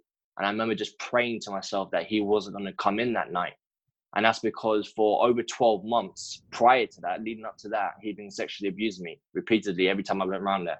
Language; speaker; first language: English; native; English